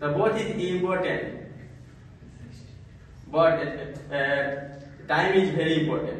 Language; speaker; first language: English; non-native, learner; Hindi